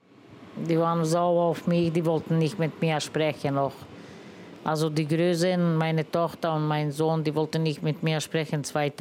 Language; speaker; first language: German; non-native, learner; Romany